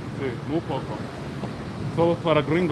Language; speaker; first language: Spanish; non-native, learner; English